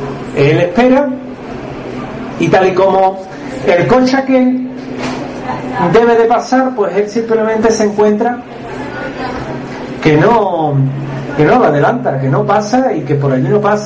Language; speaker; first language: Spanish; native; Spanish